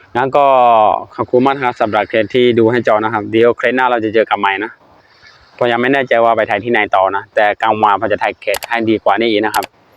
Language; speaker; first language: Thai; non-native, fluent; Burmese